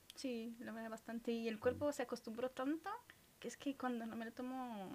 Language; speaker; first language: Spanish; early bilingual, other home language; Romanian